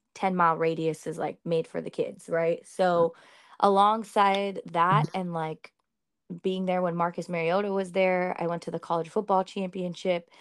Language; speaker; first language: English; early bilingual, other home language; Hindi